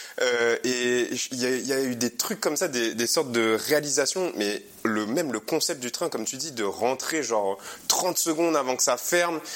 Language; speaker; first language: French; native; French